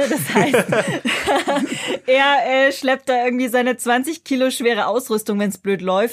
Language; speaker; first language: German; native; German